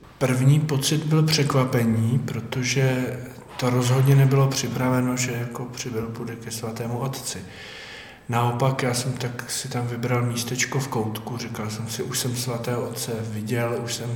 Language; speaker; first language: Czech; native; Czech